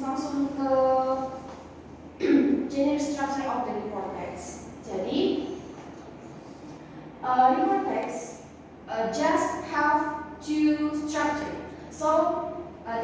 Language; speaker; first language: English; non-native, learner; Indonesian